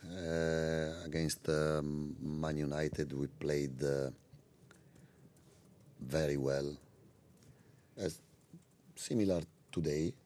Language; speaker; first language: English; non-native, learner; Italian